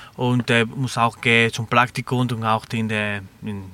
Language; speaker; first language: German; non-native, learner; Spanish